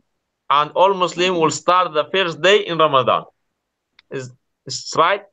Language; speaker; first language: English; non-native, learner; Kurdish